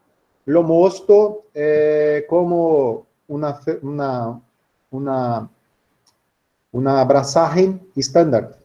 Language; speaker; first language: Spanish; non-native, learner; Portuguese